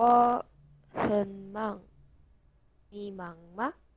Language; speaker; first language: Chinese; non-native, learner; Korean